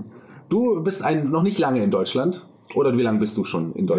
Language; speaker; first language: German; native; German